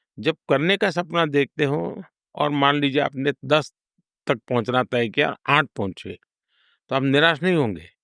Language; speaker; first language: Hindi; non-native, local second language; Gujarati